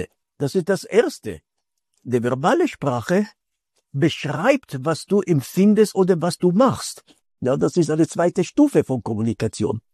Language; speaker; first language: German; non-native, fluent; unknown